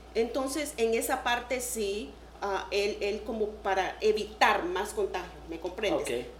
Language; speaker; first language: Spanish; native; Spanish